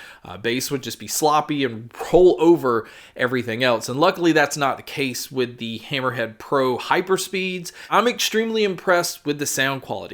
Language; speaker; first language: English; native; English